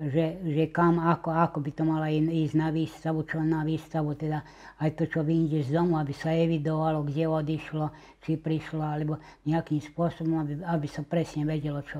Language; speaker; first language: Slovak; native; Slovak